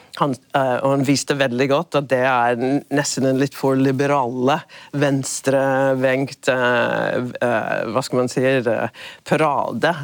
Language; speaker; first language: Norwegian; non-native, fluent; English